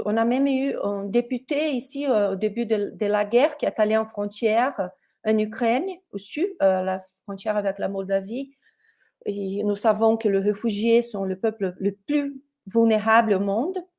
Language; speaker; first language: French; non-native, fluent; Portuguese